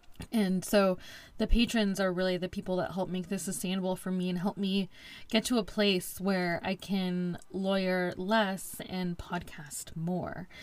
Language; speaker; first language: English; early bilingual, other home language; Spanish